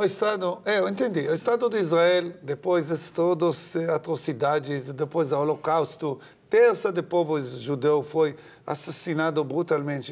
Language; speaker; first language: Portuguese; non-native, learner; Hebrew